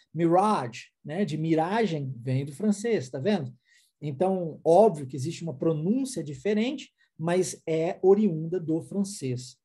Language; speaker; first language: Portuguese; non-native, fluent; English